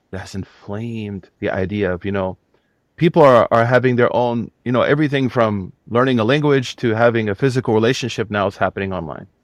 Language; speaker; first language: English; native; English